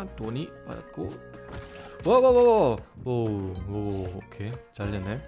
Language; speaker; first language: Korean; non-native, fluent; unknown